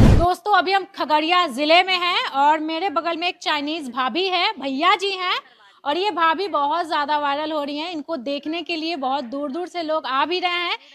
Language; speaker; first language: Hindi; native; Hindi